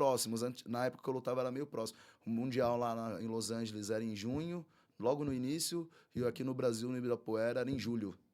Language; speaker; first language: Portuguese; native; Portuguese